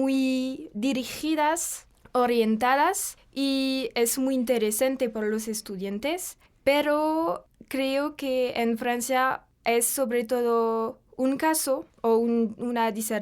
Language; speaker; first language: Spanish; non-native, fluent; French